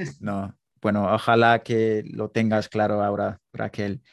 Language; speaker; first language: Spanish; non-native, learner; English